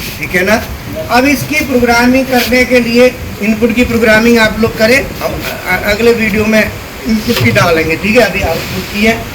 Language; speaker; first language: Hindi; native; Hindi